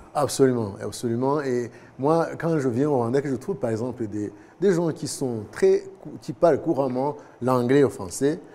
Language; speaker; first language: French; non-native, local second language; Kinyarwanda